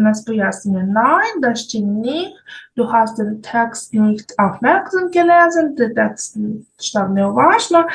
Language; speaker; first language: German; non-native, fluent; Ukrainian